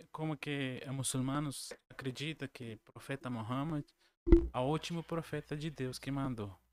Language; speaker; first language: Portuguese; non-native, learner; Arabic